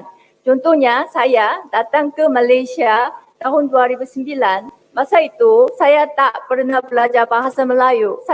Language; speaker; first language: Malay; non-native, fluent; Korean